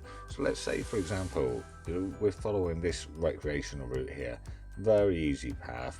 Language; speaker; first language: English; native; English